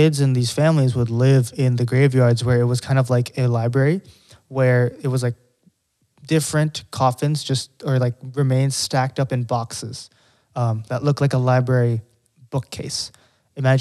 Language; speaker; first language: English; non-native, local second language; Filipino